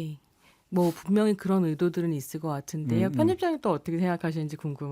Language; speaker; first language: Korean; native; Korean